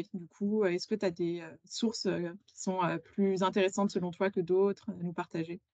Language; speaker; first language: French; native; French